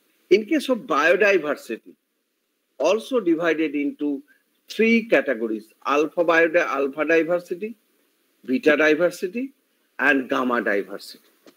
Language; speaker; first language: English; non-native, local second language; Bangla